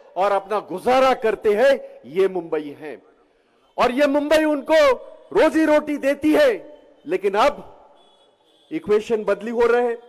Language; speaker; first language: Hindi; non-native, local second language; Marathi